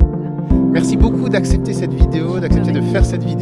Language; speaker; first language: French; native; French